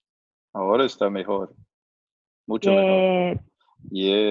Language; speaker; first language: Spanish; non-native, learner; Portuguese